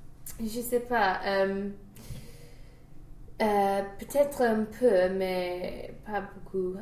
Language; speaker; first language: French; non-native, learner; English